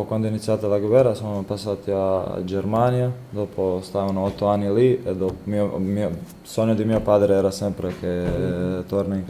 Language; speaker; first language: Italian; non-native, fluent; Croatian